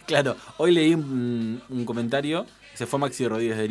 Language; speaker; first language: Spanish; native; Spanish